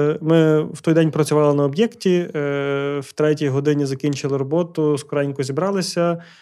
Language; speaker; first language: Ukrainian; early bilingual, heritage; Ukrainian